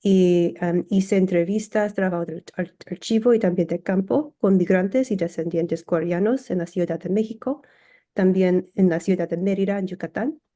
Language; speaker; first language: Spanish; early bilingual, heritage; English